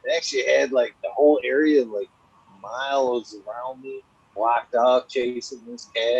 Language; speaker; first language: English; native; English